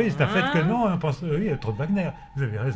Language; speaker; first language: French; native; French